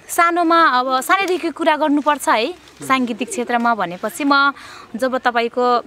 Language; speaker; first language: Nepali; native; Nepali